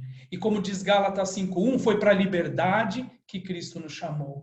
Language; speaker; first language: Portuguese; native; Portuguese